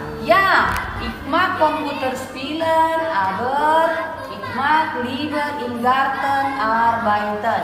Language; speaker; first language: German; non-native, fluent; Indonesian